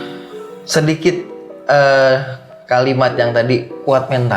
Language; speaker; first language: Indonesian; native; Indonesian